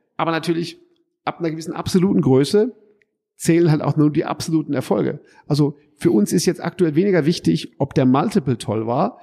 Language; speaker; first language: German; early bilingual, heritage; German